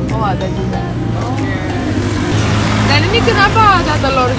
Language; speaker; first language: Indonesian; non-native, fluent; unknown